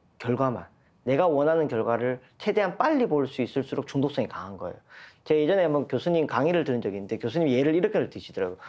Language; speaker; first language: Korean; native; Korean